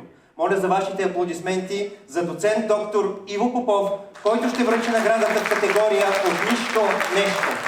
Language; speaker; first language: Bulgarian; native; Bulgarian